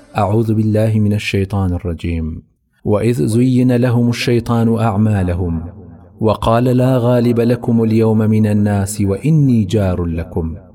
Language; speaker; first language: Central Kurdish; native; Central Kurdish